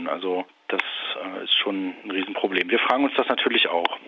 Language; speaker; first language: German; native; German